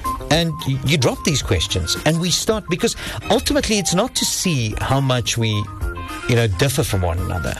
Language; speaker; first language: English; non-native, local second language; Afrikaans